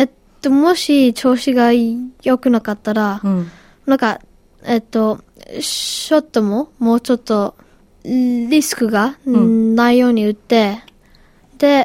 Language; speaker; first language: Japanese; early bilingual, heritage; Japanese